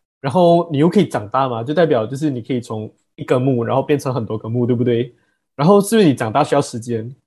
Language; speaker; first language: Chinese; native; Chinese